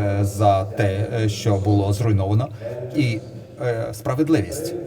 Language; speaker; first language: Ukrainian; non-native, learner; Lithuanian